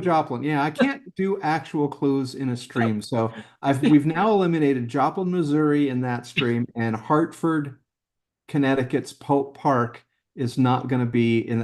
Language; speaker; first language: English; native; English